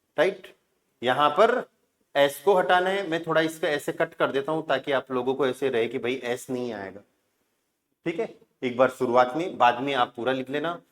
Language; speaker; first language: Hindi; native; Hindi